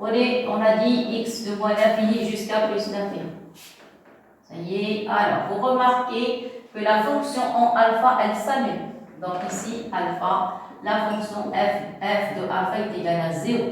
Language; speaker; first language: French; non-native, local second language; Arabic